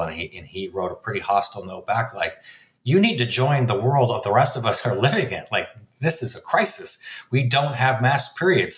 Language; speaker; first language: English; native; English